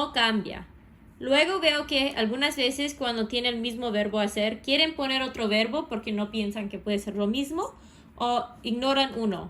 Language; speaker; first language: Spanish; non-native, fluent; English